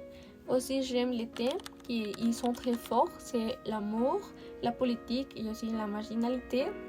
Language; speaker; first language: French; non-native, learner; Spanish